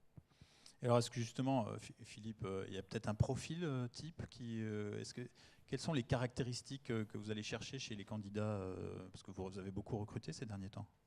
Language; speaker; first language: French; native; French